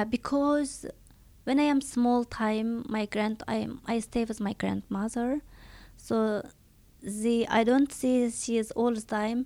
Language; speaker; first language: English; non-native, learner; Chinese